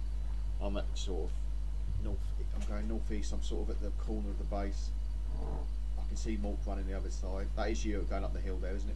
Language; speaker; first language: English; native; English